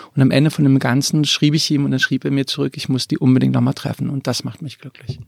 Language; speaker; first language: German; early bilingual, other home language; Croatian